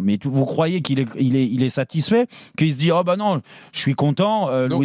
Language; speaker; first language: French; native; French